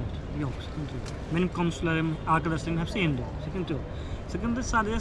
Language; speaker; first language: Turkish; non-native, fluent; Urdu